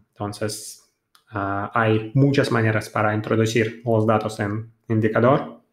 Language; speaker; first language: Spanish; non-native, fluent; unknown